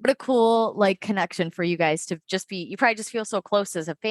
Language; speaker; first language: English; native; English